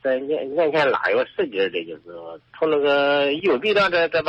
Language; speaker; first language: Chinese; native; Chinese